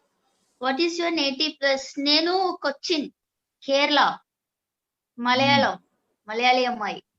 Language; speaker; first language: Telugu; non-native, learner; Malayalam